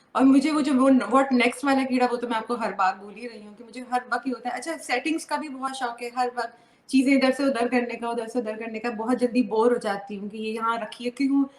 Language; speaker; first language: Urdu; native; Urdu